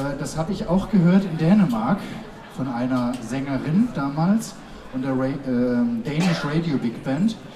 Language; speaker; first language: German; native; German